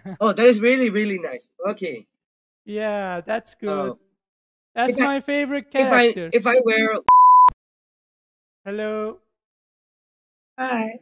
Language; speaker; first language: English; non-native, learner; Persian